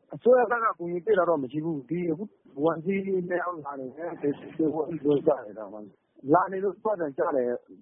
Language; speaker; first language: Burmese; native; Burmese